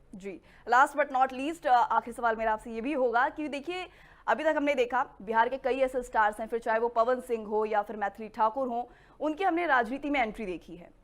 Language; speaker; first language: Hindi; native; Hindi